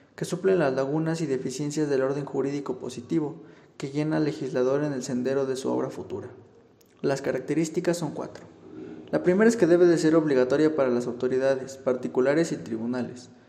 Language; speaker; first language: Spanish; native; Spanish